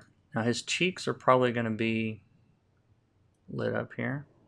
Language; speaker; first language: English; native; English